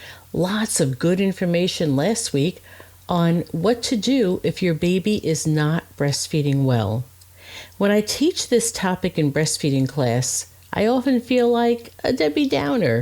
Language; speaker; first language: English; native; English